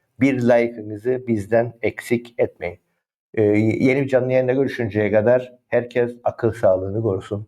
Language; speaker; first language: Turkish; native; Turkish